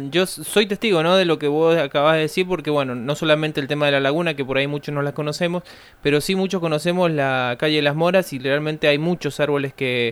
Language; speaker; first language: Spanish; native; Spanish